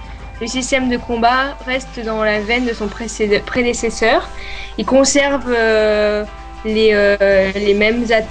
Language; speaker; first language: French; native; French